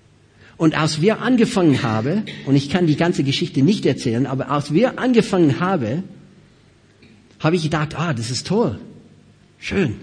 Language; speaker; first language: German; non-native, fluent; English